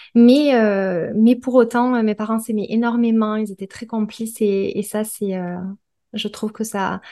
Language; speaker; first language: French; native; French